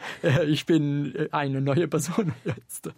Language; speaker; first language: German; non-native, learner; Italian